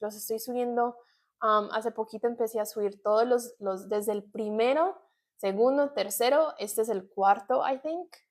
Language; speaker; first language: Spanish; non-native, fluent; English